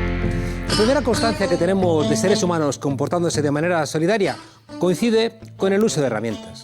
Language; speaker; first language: Spanish; native; Spanish